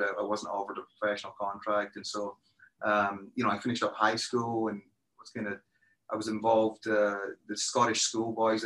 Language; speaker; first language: English; native; English